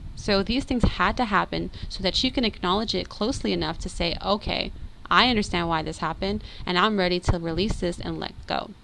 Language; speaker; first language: English; native; English